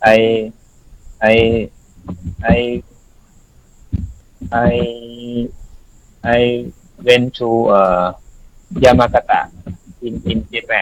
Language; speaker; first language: English; non-native, learner; Thai